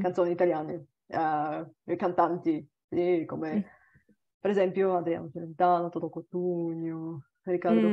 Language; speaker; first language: Italian; non-native, learner; Bulgarian